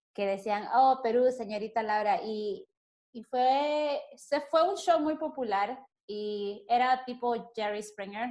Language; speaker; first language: Spanish; early bilingual, other home language; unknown